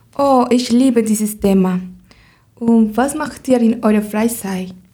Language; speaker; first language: German; non-native, learner; Spanish